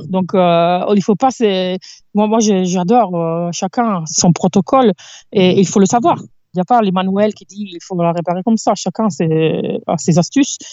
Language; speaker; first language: French; non-native, fluent; Italian